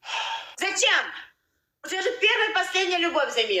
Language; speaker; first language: Russian; non-native, learner; Uzbek